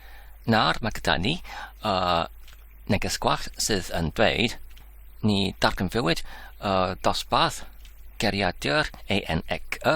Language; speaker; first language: Welsh; non-native, learner; English